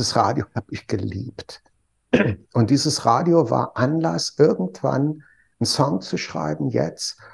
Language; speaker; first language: German; native; German